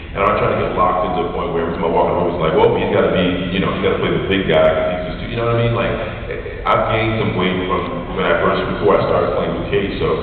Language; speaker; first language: English; native; English